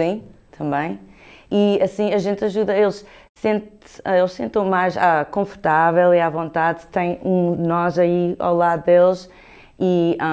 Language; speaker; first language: Portuguese; early bilingual, heritage; Portuguese